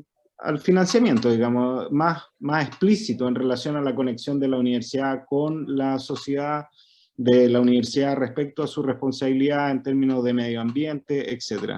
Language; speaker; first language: Spanish; native; Spanish